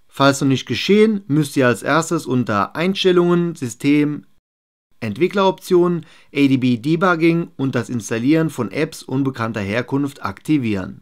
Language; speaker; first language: German; native; German